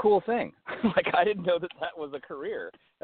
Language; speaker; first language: English; native; English